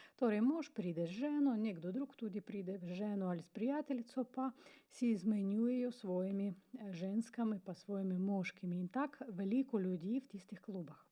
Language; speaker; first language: Slovenian; non-native, fluent; Ukrainian